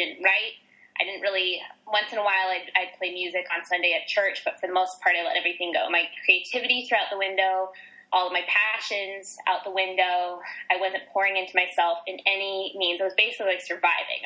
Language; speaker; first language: English; native; English